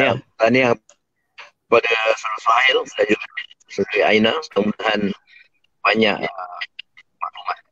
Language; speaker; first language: Malay; native; Malay